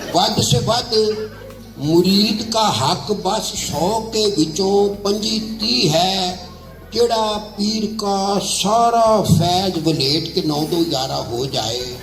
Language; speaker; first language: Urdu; non-native, local second language; Punjabi